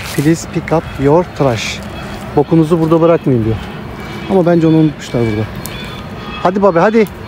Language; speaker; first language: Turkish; native; Turkish